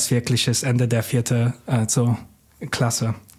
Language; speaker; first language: German; non-native, fluent; English